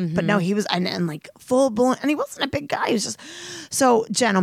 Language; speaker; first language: English; native; English